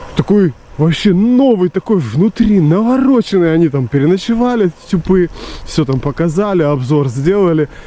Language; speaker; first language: Russian; native; Russian